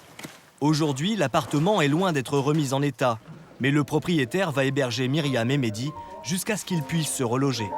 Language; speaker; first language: French; native; French